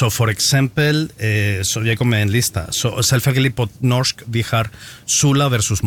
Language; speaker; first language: Norwegian; non-native, fluent; Spanish